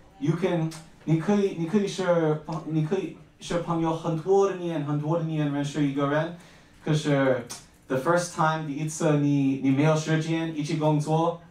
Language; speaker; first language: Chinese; non-native, learner; English